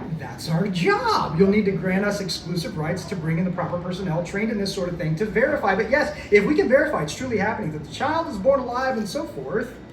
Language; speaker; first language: English; native; English